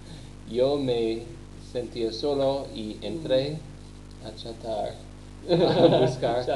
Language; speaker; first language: Spanish; non-native, learner; English